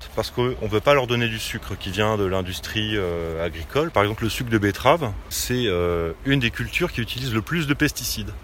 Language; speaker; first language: French; native; French